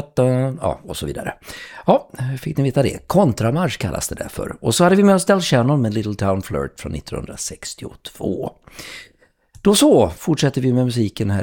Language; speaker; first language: Swedish; native; Swedish